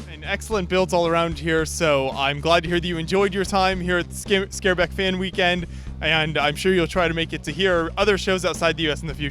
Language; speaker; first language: English; native; English